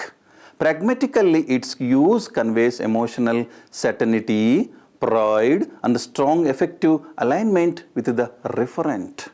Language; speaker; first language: English; non-native, local second language; Telugu